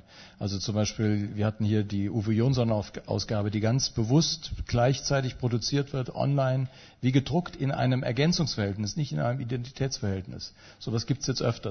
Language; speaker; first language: German; native; German